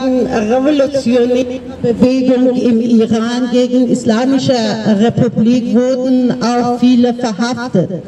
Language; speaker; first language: German; non-native, learner; Persian